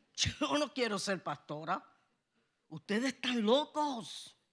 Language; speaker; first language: Spanish; native; Spanish